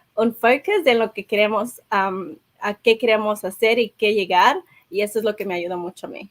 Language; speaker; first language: Spanish; early bilingual, heritage; Spanish